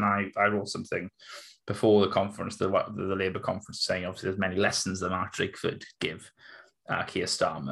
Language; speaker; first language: English; native; English